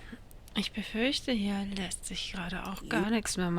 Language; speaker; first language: German; native; German